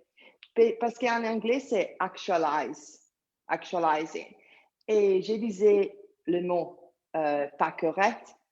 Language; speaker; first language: French; non-native, learner; Italian